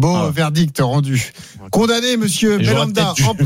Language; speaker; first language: French; native; French